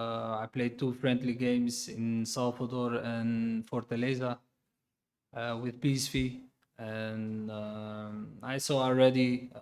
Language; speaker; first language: English; non-native, fluent; Dutch